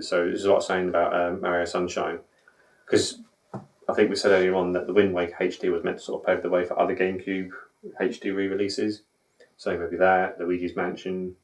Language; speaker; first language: English; native; English